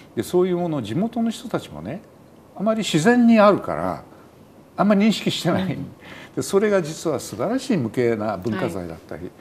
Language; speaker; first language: Japanese; native; Japanese